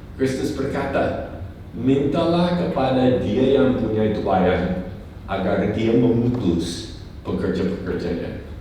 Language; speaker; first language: Indonesian; non-native, fluent; English